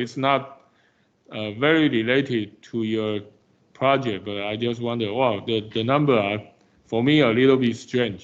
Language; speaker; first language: English; non-native, fluent; Chinese